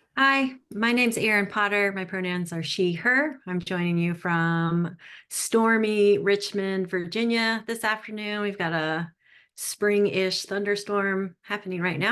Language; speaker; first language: English; native; English